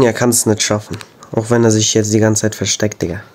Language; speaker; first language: German; native; German